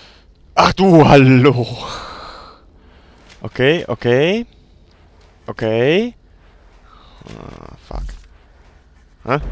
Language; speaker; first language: German; native; German